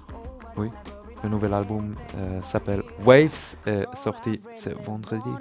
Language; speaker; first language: French; non-native, learner; German